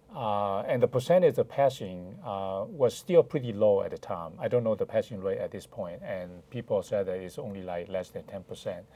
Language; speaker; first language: English; non-native, fluent; Chinese